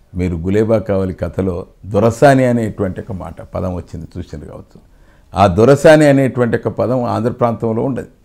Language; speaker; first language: Telugu; native; Telugu